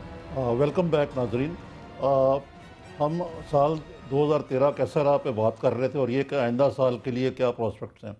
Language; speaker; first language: Urdu; native; Urdu